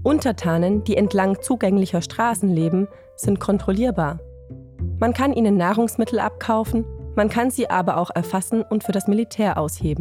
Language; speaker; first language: German; native; German